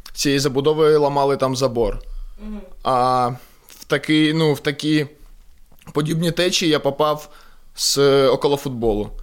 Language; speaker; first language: Ukrainian; non-native, local second language; Russian